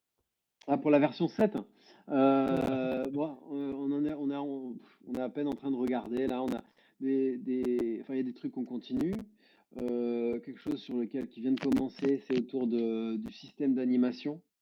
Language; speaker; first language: French; native; French